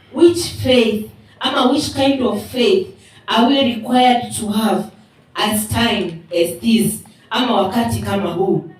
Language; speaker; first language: English; non-native, local second language; Swahili